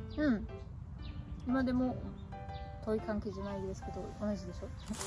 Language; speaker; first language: Japanese; non-native, learner; German